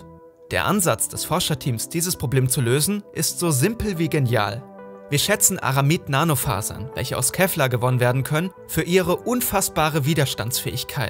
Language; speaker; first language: German; native; German